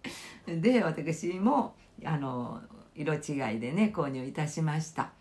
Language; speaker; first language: Japanese; native; Japanese